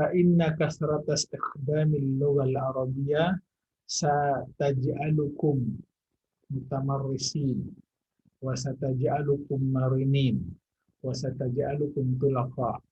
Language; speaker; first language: Arabic; non-native, fluent; Indonesian